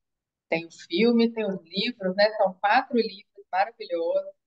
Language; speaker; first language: Portuguese; native; Portuguese